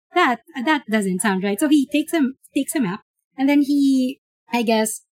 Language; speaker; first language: English; non-native, local second language; Filipino